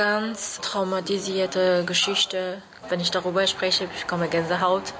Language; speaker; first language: German; non-native, fluent; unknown